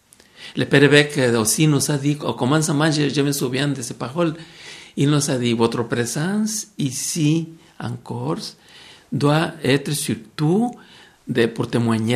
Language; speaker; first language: French; non-native, fluent; Spanish